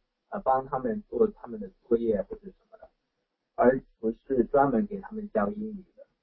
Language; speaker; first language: Chinese; non-native, fluent; English